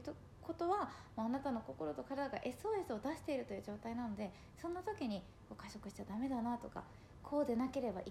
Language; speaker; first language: Japanese; native; Japanese